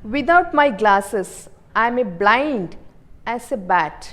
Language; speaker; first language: English; non-native, local second language; Kannada